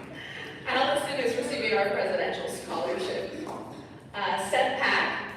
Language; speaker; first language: English; native; English